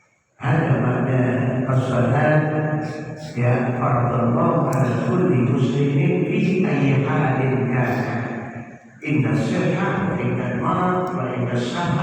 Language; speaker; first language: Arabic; non-native, fluent; Indonesian